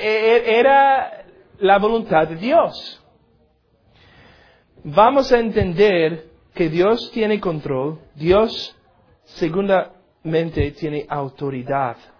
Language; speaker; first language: Spanish; non-native, learner; English